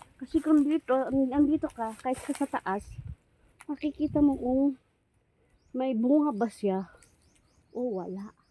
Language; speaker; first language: Filipino; non-native, local second language; Cebuano